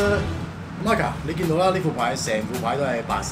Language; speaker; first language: Cantonese; native; Cantonese